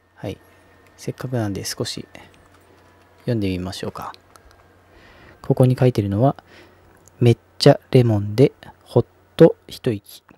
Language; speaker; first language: Japanese; native; Japanese